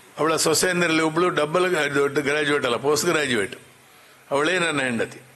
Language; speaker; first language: Kannada; non-native, local second language; Marathi